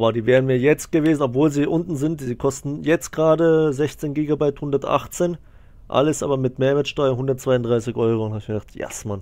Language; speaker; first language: German; native; German